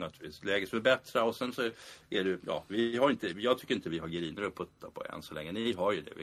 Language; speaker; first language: Swedish; native; Swedish